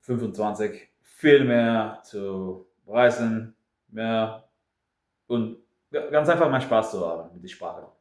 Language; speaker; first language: German; non-native, fluent; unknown